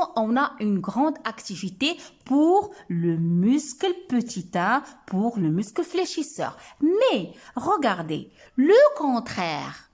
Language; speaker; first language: French; non-native, local second language; Arabic